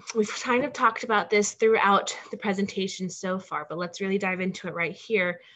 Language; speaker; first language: English; native; English